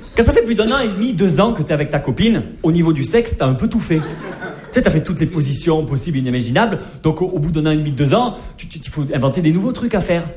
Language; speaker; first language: French; native; French